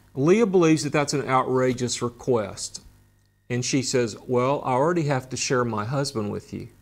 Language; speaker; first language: English; native; English